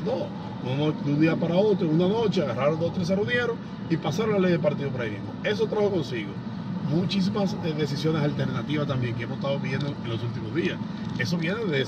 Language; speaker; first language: Spanish; native; Spanish